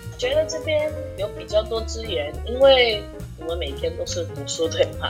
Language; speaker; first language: Chinese; non-native, fluent; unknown